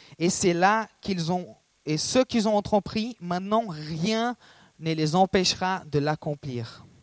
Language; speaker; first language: French; non-native, fluent; Portuguese